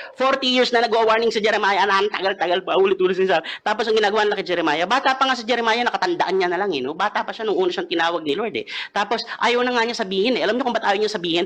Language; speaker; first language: Filipino; native; Filipino